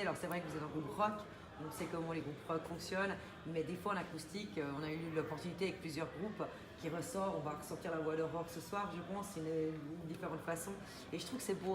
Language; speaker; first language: French; native; French